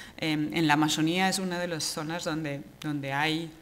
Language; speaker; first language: Spanish; native; Spanish